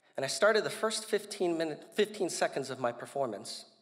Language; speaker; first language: English; early bilingual, other home language; Spanish